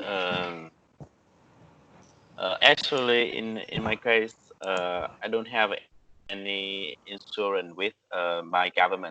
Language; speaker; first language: English; non-native, learner; Vietnamese